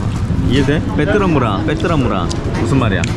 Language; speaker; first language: Korean; native; Korean